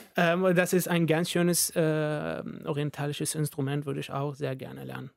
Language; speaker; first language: German; non-native, fluent; Arabic